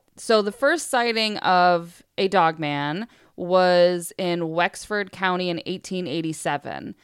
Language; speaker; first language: English; native; English